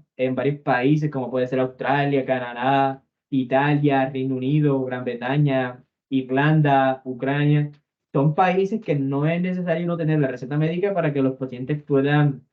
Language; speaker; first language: Spanish; native; Spanish